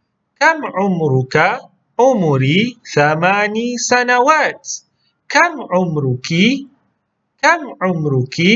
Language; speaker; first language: Arabic; non-native, local second language; Malay